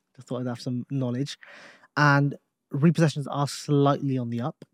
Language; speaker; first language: English; native; English